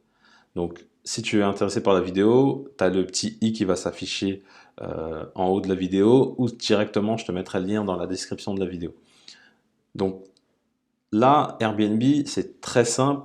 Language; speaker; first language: French; native; French